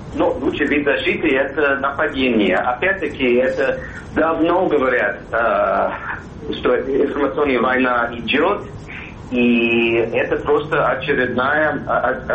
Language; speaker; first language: Russian; non-native, fluent; English